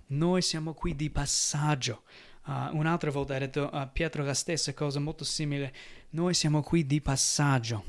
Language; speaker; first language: Italian; non-native, fluent; English